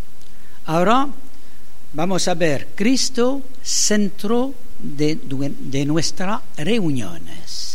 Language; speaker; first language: Spanish; non-native, fluent; French